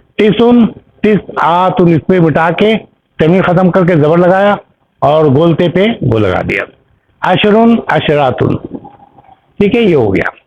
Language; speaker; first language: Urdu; native; Urdu